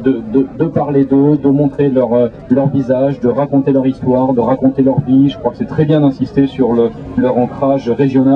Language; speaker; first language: French; native; French